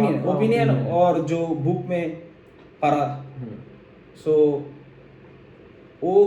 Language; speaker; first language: Hindi; non-native, fluent; Bangla